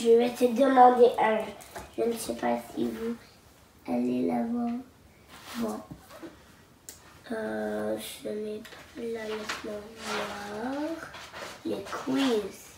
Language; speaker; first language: French; non-native, local second language; English